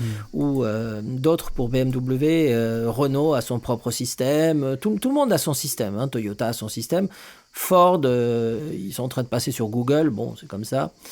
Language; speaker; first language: French; native; French